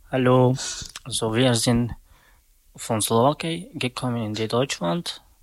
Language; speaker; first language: German; non-native, learner; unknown